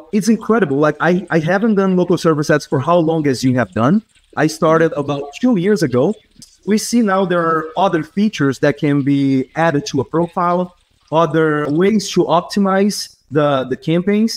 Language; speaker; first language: English; non-native, fluent; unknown